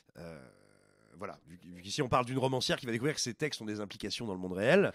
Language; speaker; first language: French; native; French